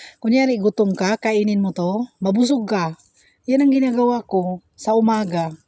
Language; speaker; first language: Filipino; non-native, local second language; Cebuano